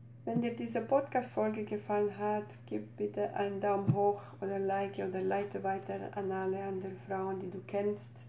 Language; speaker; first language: German; non-native, fluent; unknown